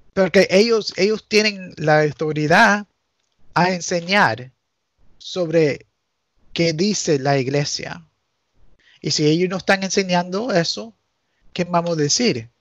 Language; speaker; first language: Spanish; early bilingual, heritage; Spanish